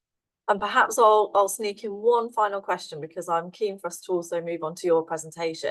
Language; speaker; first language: English; native; English